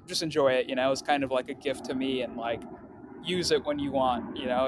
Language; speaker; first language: English; early bilingual, other home language; Swahili